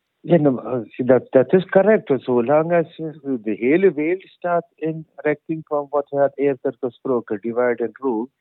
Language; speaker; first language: Dutch; non-native, learner; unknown